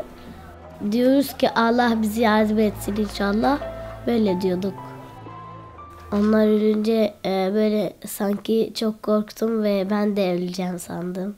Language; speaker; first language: Turkish; early bilingual, other home language; Arabic